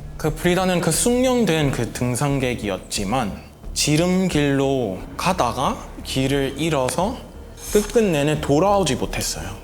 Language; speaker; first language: Korean; non-native, fluent; English